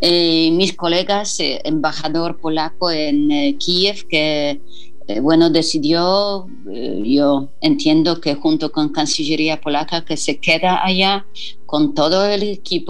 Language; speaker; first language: Spanish; non-native, fluent; Polish